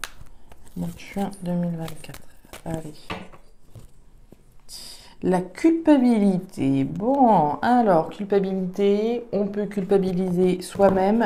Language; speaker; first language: French; native; French